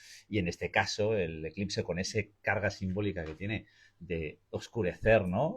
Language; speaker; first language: Spanish; native; Spanish